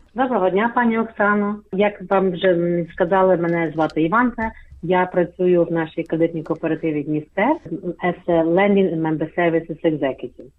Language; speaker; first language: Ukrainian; early bilingual, heritage; Ukrainian